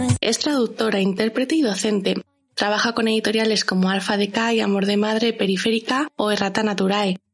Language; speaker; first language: Spanish; native; Spanish